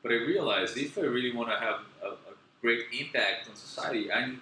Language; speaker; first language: English; non-native, fluent; Portuguese